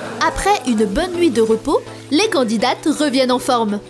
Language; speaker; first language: French; native; French